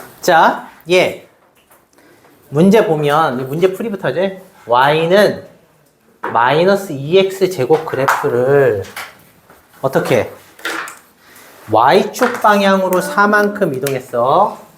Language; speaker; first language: Korean; native; Korean